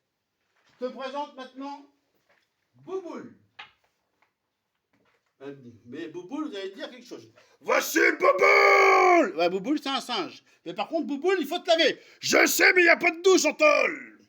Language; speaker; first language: French; native; French